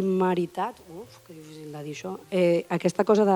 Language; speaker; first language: Catalan; native; Catalan